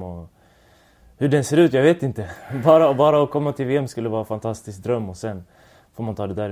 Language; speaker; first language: Swedish; early bilingual, other home language; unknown